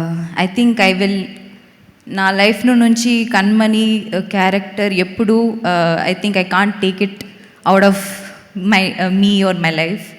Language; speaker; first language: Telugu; non-native, learner; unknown